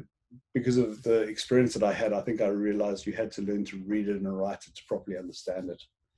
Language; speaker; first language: English; native; English